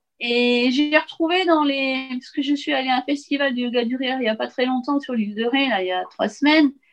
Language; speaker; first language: French; native; French